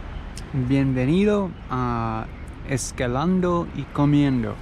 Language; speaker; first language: Spanish; non-native, learner; English